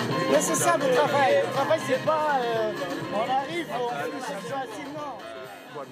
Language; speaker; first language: French; native; French